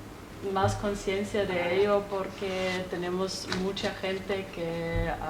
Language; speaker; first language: Spanish; non-native, fluent; German